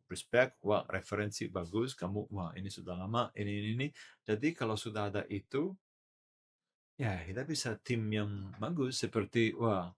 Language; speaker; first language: Indonesian; non-native, learner; Italian